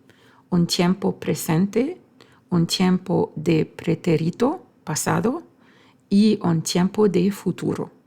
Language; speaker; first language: Spanish; non-native, fluent; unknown